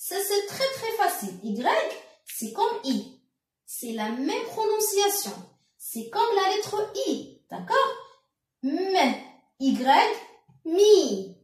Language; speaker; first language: French; non-native, local second language; Arabic